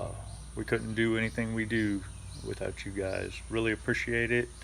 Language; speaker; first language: English; native; English